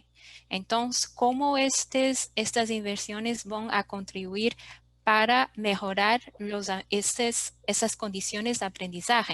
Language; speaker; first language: Spanish; non-native, fluent; Portuguese